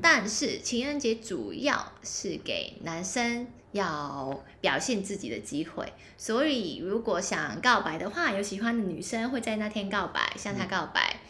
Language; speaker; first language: Chinese; non-native, local second language; Cantonese